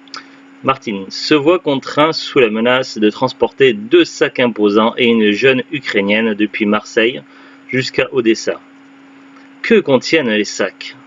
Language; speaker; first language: French; native; French